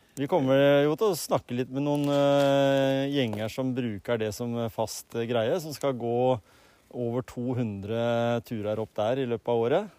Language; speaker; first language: Norwegian; native; Norwegian